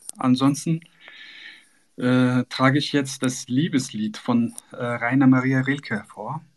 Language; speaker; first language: German; native; German